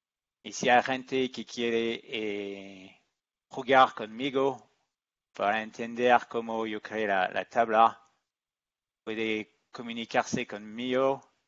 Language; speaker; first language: Spanish; non-native, learner; English